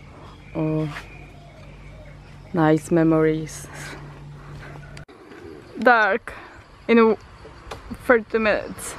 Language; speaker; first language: English; non-native, learner; Czech